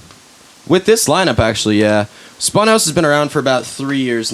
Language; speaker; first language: English; native; English